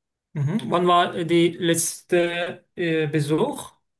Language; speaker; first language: German; non-native, learner; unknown